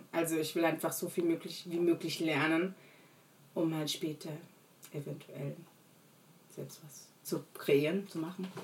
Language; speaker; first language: German; early bilingual, other home language; Portuguese